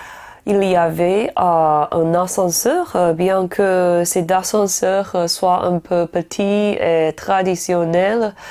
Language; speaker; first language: French; non-native, learner; Chinese